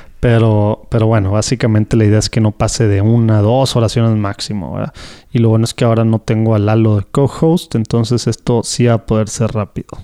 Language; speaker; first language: Spanish; native; Spanish